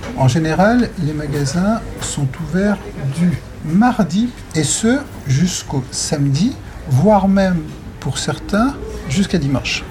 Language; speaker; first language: French; native; French